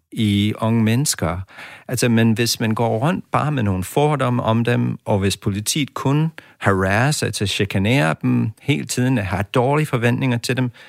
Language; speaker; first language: Danish; non-native, fluent; English